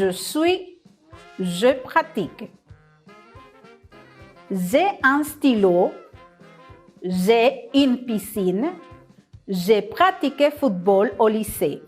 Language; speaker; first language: French; non-native, fluent; Spanish